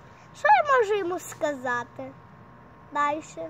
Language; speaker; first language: Ukrainian; early bilingual, heritage; Ukrainian